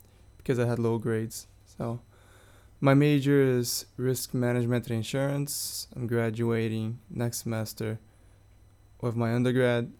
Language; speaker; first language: English; non-native, fluent; Portuguese